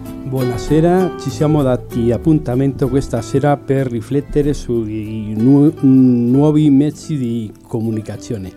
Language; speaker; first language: Italian; non-native, fluent; Spanish